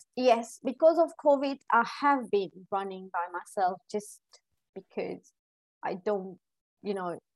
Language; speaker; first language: English; non-native, local second language; Gujarati